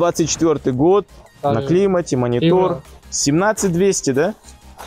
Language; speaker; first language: Russian; native; Russian